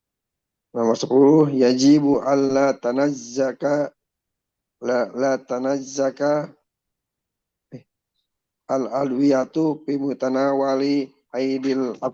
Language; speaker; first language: Arabic; non-native, learner; Indonesian